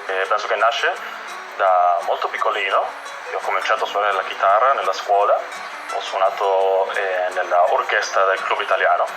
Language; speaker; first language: Italian; non-native, fluent; Spanish